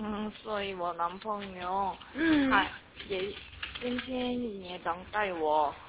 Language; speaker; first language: Chinese; non-native, learner; Korean